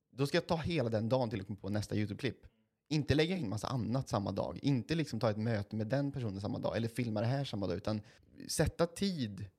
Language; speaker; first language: Swedish; native; Swedish